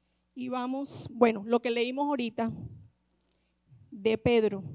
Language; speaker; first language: Spanish; native; Spanish